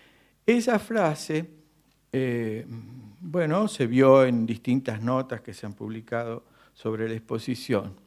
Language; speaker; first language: Spanish; native; Spanish